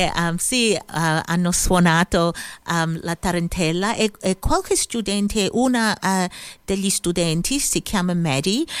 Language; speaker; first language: Italian; early bilingual, heritage; Italian